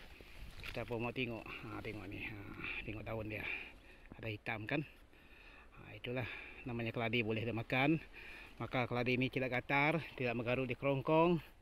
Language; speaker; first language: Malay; non-native, local second language; Iban